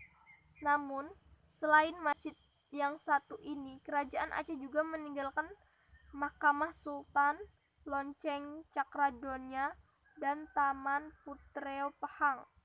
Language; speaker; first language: Indonesian; native; Indonesian